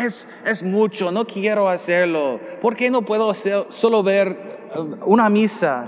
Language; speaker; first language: Spanish; non-native, learner; English